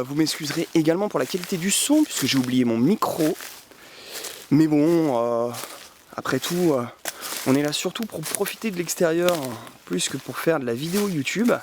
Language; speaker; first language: French; native; French